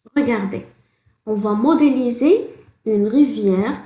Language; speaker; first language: French; non-native, local second language; Arabic